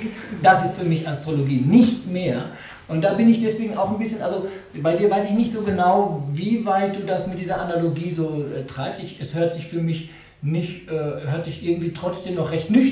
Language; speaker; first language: German; native; German